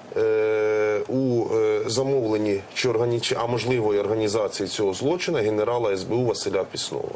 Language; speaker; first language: Ukrainian; native; Ukrainian